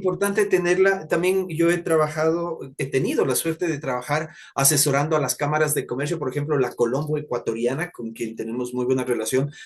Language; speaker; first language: Spanish; native; Spanish